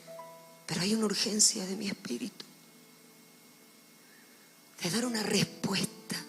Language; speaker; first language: Spanish; native; Spanish